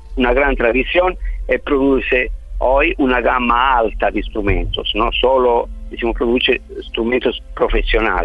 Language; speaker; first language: Italian; non-native, fluent; Spanish